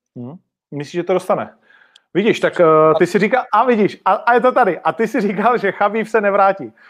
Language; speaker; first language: Czech; native; Czech